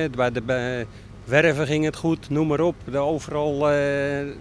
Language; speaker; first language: Dutch; native; Dutch